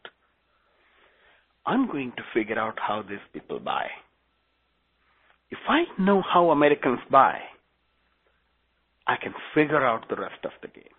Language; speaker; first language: English; non-native, local second language; Gujarati